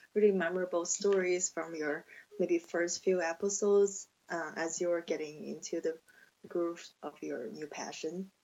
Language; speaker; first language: English; non-native, fluent; Chinese